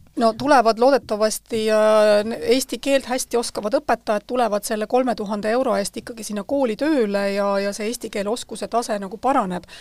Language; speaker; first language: Estonian; native; Estonian